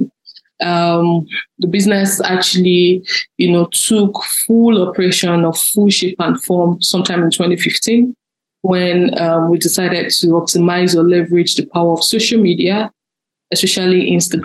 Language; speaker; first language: English; non-native, local second language; Yoruba